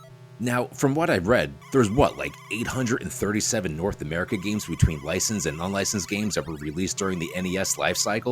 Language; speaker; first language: English; native; English